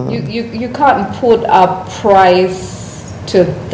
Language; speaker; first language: English; non-native, local second language; Ganda